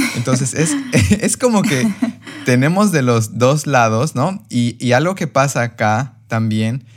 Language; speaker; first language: Spanish; native; Spanish